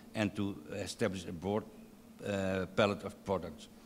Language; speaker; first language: English; non-native, fluent; Dutch